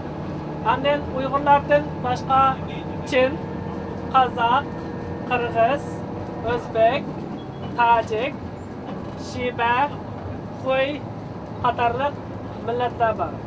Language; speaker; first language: Turkish; non-native, learner; Uyghur